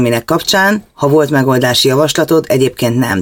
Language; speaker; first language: Hungarian; native; Hungarian